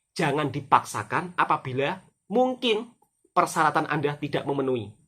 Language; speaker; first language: Indonesian; native; Indonesian